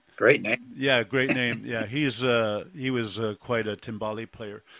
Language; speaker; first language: English; native; English